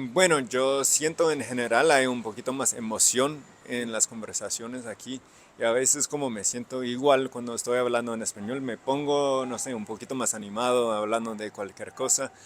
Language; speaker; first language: Spanish; non-native, fluent; English